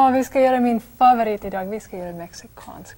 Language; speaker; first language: Swedish; non-native, fluent; English